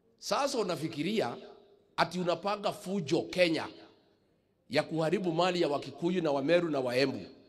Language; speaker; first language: Swahili; non-native, local second language; Kikuyu